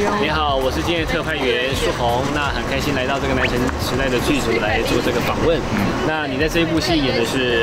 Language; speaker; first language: Chinese; native; Chinese